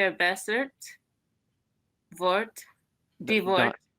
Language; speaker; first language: German; non-native, learner; English